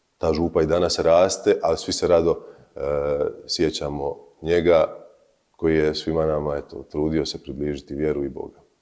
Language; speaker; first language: Croatian; native; Croatian